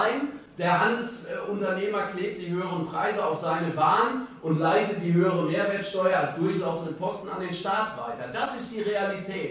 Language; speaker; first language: German; native; German